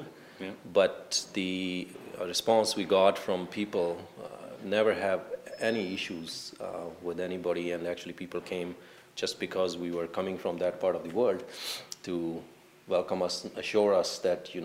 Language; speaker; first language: English; non-native, local second language; Punjabi